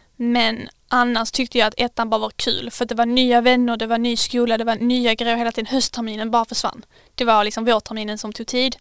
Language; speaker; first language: Swedish; native; Swedish